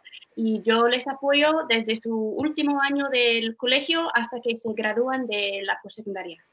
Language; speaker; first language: Spanish; non-native, fluent; English